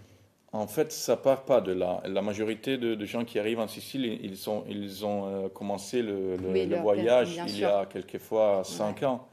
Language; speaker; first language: French; non-native, fluent; Italian